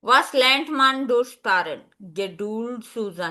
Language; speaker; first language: German; non-native, fluent; Hindi